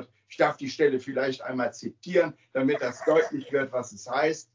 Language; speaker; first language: German; native; German